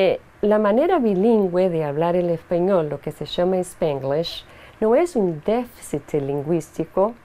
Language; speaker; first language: Spanish; non-native, fluent; Portuguese